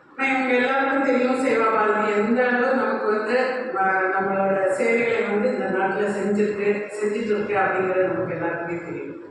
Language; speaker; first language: Tamil; non-native, local second language; Malayalam